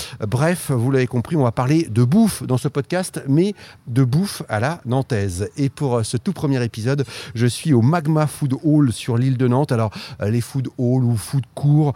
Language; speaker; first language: French; native; French